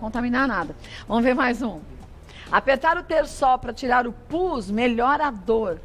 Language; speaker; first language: Portuguese; native; Portuguese